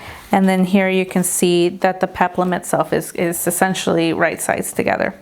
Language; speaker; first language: English; native; English